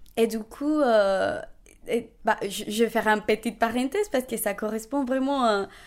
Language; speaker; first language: French; non-native, fluent; Spanish